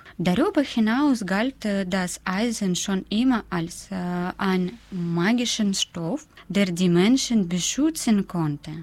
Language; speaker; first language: German; non-native, fluent; Russian